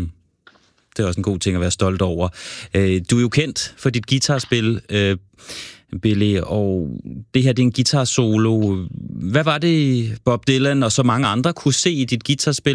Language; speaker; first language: Danish; native; Danish